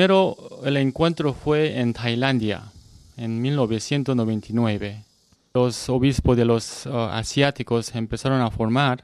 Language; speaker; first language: Spanish; non-native, learner; Korean